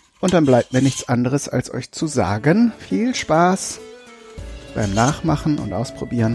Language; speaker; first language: German; native; German